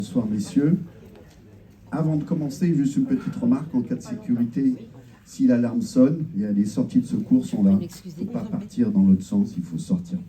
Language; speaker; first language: French; native; French